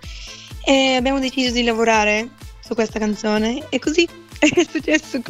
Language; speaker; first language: Italian; non-native, fluent; Bulgarian